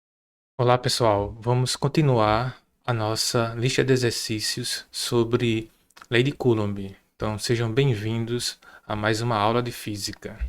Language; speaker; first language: Portuguese; native; Portuguese